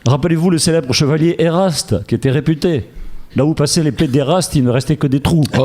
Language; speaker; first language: French; native; French